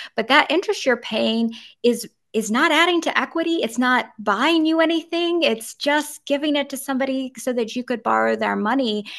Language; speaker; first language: English; native; English